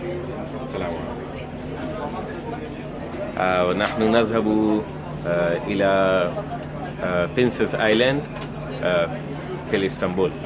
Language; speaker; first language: Arabic; non-native, fluent; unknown